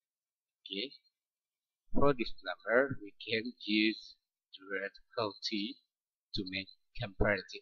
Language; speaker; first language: English; non-native, fluent; Indonesian